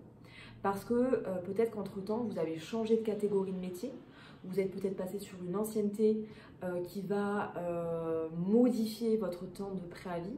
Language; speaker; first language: French; native; French